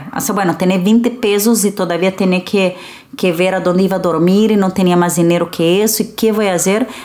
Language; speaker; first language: Spanish; early bilingual, other home language; Portuguese